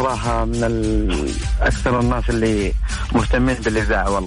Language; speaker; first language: Arabic; native; Arabic